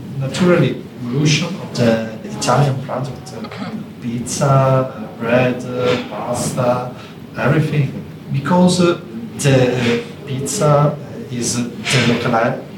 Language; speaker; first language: English; non-native, learner; Italian